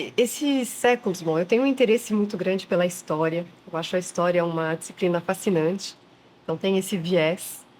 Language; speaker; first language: Portuguese; non-native, fluent; French